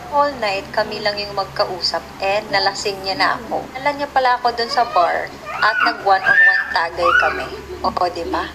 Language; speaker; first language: Filipino; non-native, local second language; Cebuano